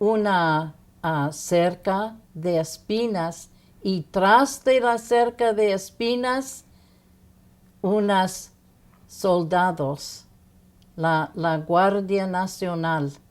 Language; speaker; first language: Spanish; non-native, fluent; English